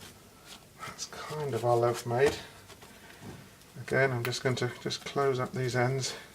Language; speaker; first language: English; native; English